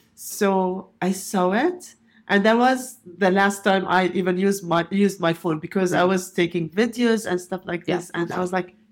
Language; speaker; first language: English; non-native, fluent; Arabic